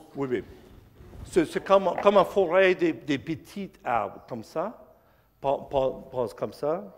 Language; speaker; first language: French; non-native, learner; English